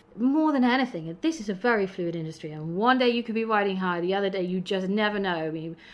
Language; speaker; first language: English; native; English